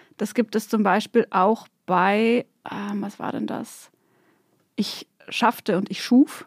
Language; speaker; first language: German; native; German